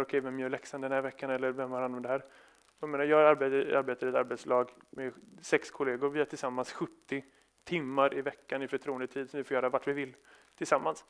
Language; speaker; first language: Swedish; native; Swedish